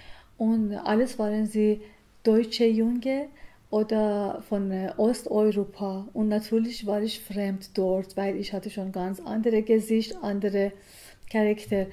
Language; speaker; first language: German; non-native, learner; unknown